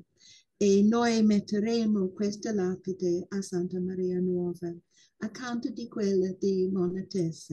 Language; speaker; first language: Italian; non-native, fluent; English